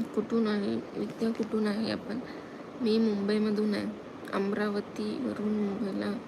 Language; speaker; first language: Hindi; non-native, local second language; Marathi